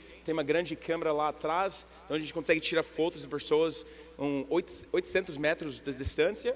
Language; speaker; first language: Portuguese; non-native, learner; English